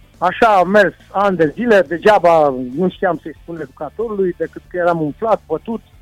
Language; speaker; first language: Romanian; non-native, local second language; Hungarian